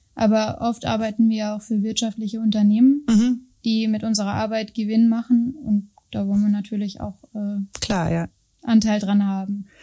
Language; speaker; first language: German; native; German